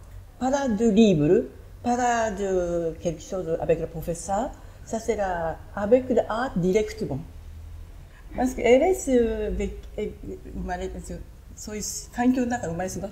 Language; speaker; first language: French; non-native, learner; Japanese